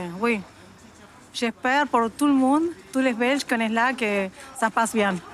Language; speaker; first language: French; non-native, fluent; Spanish